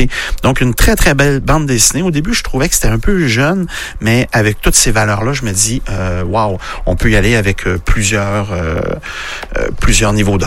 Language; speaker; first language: French; native; French